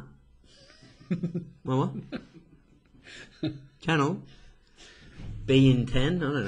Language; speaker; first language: English; native; English